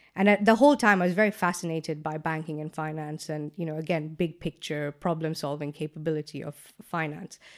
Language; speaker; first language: English; non-native, local second language; Gujarati